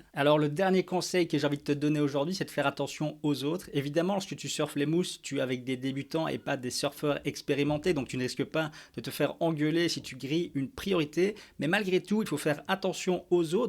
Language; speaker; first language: French; native; French